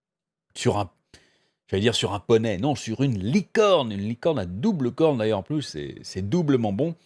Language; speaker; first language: French; native; French